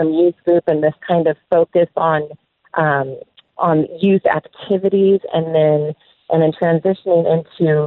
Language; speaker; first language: English; native; English